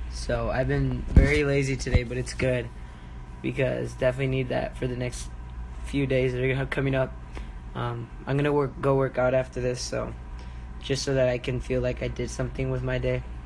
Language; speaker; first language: English; early bilingual, other home language; Spanish